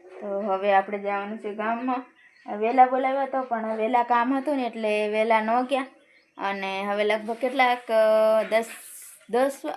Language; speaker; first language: Gujarati; non-native, local second language; Bhili